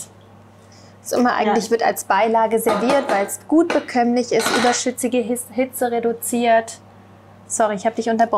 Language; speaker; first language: German; native; German